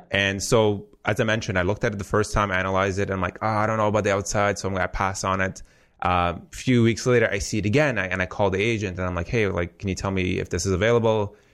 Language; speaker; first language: English; early bilingual, heritage; Persian